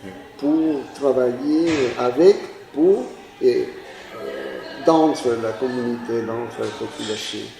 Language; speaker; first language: French; non-native, fluent; Spanish